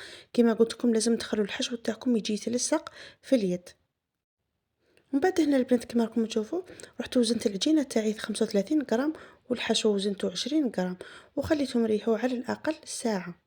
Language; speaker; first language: Arabic; native; Arabic